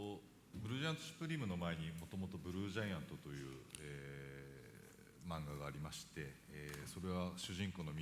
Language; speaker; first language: Japanese; native; Japanese